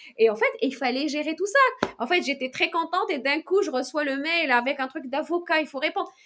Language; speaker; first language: French; non-native, local second language; Arabic